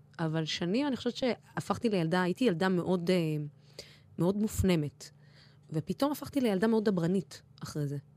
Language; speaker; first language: Hebrew; non-native, local second language; Arabic